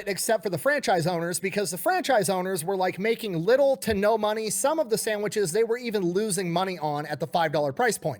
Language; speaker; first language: English; native; English